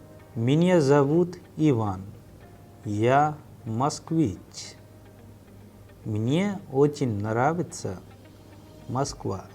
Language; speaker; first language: Russian; non-native, fluent; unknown